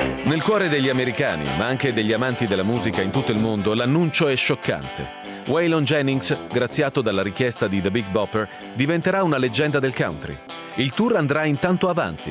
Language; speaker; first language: Italian; native; Italian